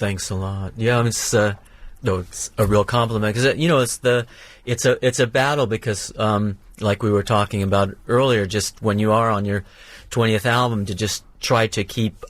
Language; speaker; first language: English; native; English